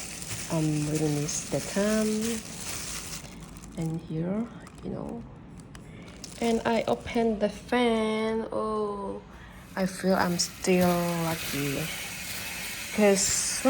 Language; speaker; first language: English; non-native, learner; Burmese